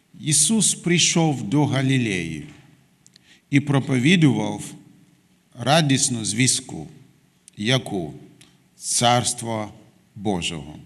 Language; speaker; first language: Ukrainian; non-native, fluent; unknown